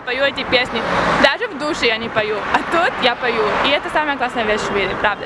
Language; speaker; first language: Russian; early bilingual, heritage; Russian